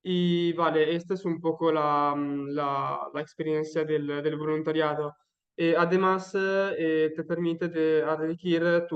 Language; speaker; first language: Spanish; non-native, learner; Italian